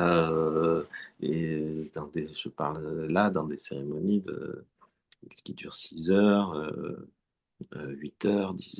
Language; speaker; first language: French; native; French